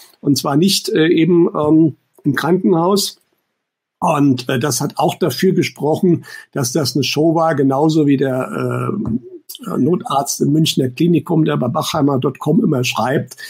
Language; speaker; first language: German; native; German